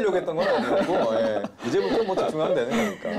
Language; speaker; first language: Korean; native; Korean